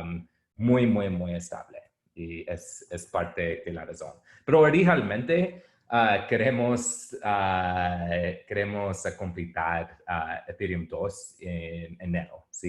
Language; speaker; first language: Spanish; non-native, learner; English